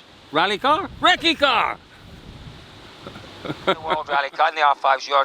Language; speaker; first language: English; native; English